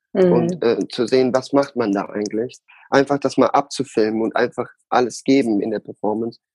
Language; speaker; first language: German; native; German